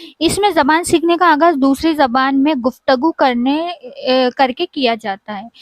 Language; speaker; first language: Urdu; native; Urdu